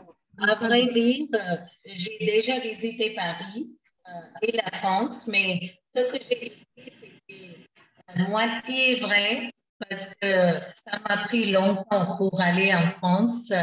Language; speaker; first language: French; non-native, fluent; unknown